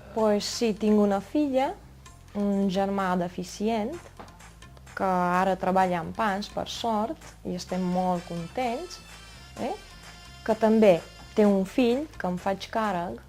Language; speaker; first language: Catalan; non-native, fluent; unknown